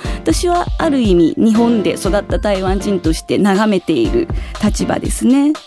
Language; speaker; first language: Japanese; early bilingual, other home language; Chinese